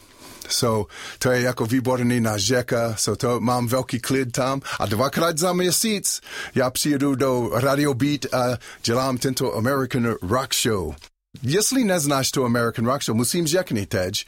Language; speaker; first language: Czech; non-native, learner; English